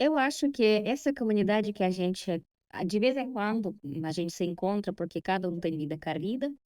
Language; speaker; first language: Portuguese; non-native, fluent; Russian